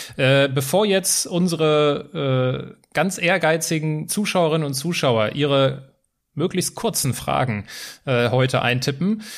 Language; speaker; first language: German; native; German